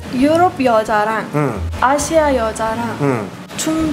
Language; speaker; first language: Korean; non-native, learner; Persian